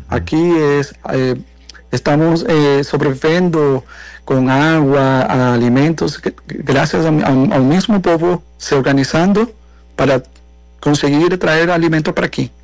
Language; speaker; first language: Portuguese; non-native, learner; Spanish